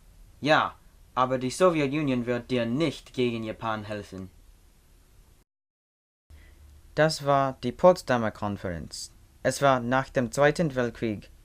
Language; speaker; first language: German; non-native, learner; English